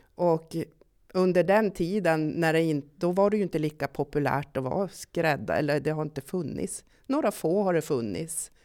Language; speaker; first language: Swedish; native; Swedish